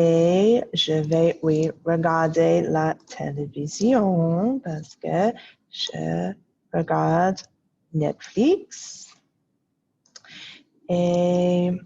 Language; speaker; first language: French; non-native, fluent; English